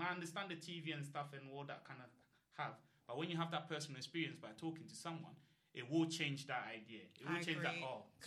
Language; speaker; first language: English; non-native, local second language; Akan